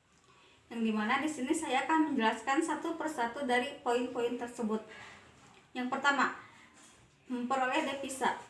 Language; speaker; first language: Indonesian; native; Indonesian